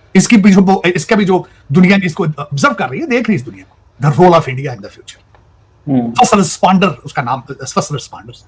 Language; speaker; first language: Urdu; non-native, local second language; Punjabi